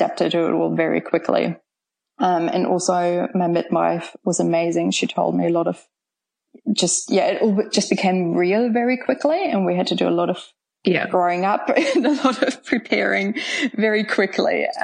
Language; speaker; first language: English; non-native, fluent; German